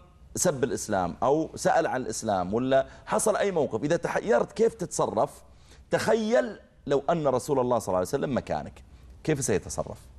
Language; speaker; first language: Arabic; native; Arabic